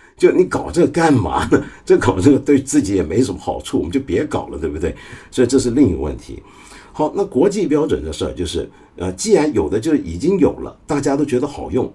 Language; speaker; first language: Chinese; non-native, local second language; Cantonese